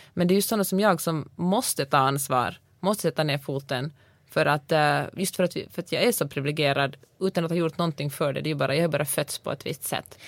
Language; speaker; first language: Swedish; native; Swedish